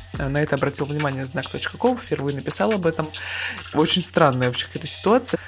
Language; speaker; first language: Russian; native; Russian